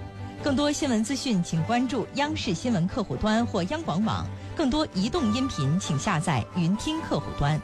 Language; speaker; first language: Chinese; native; Chinese